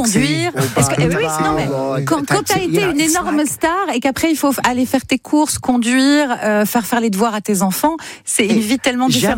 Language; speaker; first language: French; native; French